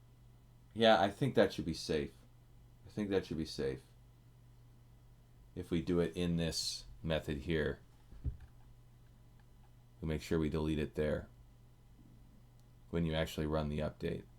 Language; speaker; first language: English; native; English